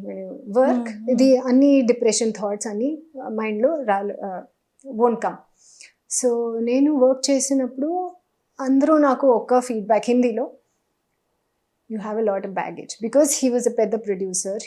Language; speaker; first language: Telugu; non-native, local second language; Hindi